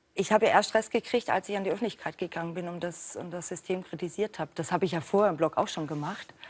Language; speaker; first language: German; native; German